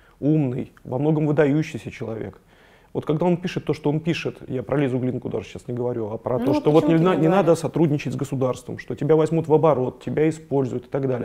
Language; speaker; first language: Russian; native; Russian